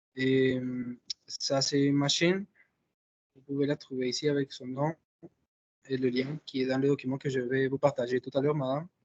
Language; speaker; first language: French; non-native, fluent; Spanish